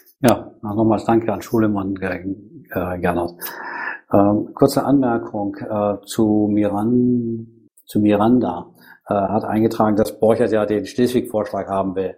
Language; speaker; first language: German; native; German